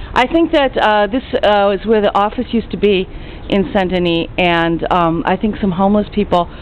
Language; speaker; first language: English; native; English